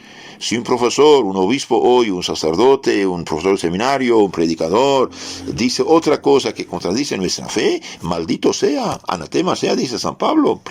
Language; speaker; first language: Spanish; non-native, fluent; French